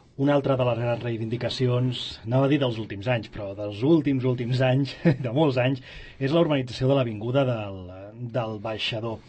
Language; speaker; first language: Catalan; native; Catalan